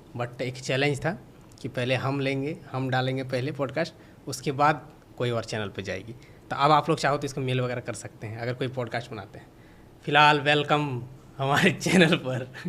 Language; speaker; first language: Hindi; native; Hindi